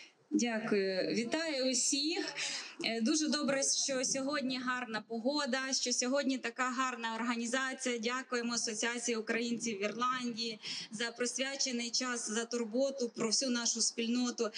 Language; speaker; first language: Ukrainian; native; Ukrainian